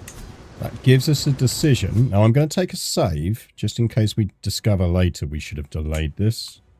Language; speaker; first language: English; native; English